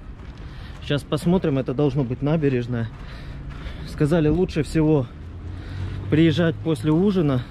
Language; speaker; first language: Russian; native; Russian